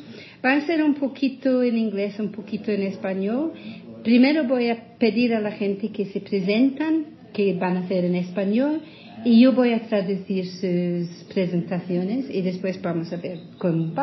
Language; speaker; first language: Spanish; non-native, fluent; English